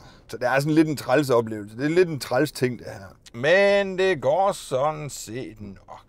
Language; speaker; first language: Danish; native; Danish